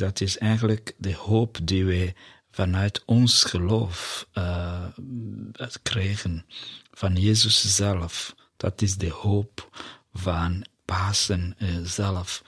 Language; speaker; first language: Dutch; non-native, fluent; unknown